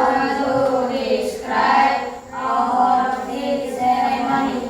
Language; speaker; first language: English; non-native, learner; Indonesian